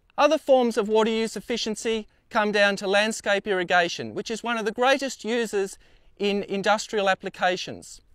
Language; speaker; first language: English; native; English